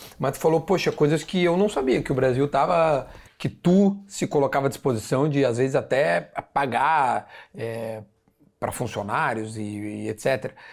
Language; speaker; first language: Portuguese; native; Portuguese